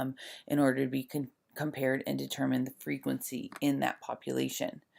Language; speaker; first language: English; native; English